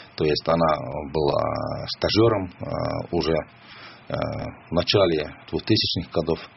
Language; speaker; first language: Russian; non-native, fluent; Finnish